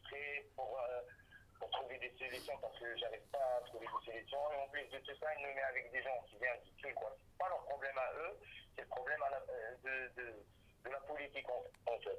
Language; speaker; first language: French; non-native, local second language; Arabic